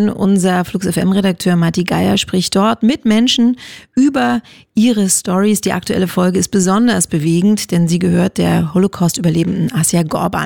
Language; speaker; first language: German; native; German